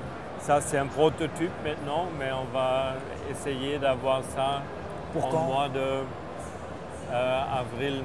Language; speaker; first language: French; non-native, fluent; German